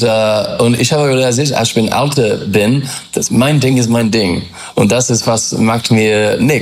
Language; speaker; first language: German; non-native, learner; English